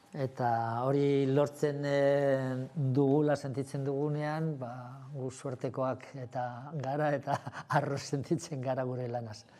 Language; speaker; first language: Basque; non-native, local second language; Spanish